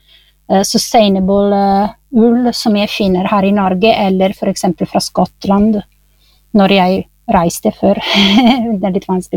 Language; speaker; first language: Norwegian; non-native, fluent; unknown